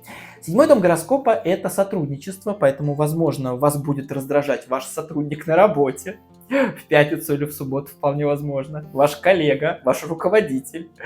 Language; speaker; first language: Russian; native; Russian